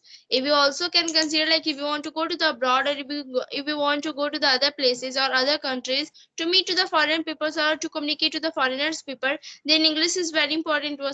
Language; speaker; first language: English; non-native, learner; Hindi